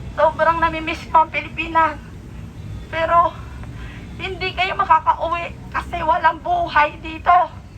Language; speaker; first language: Filipino; native; Filipino